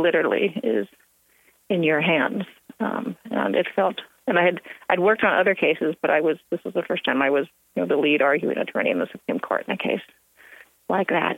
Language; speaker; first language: English; native; English